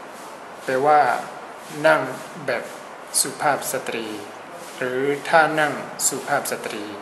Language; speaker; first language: Thai; non-native, fluent; Burmese